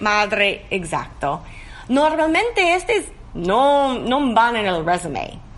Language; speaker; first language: Spanish; non-native, learner; English